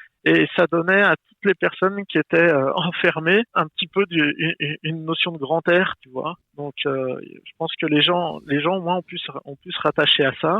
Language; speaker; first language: French; native; French